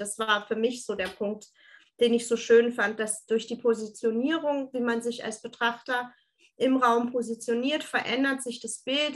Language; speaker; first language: German; early bilingual, other home language; Turkish